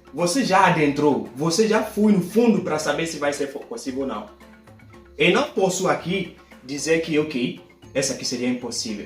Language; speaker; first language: Portuguese; non-native, fluent; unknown